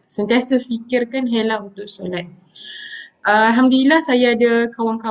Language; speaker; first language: Malay; non-native, local second language; Tamil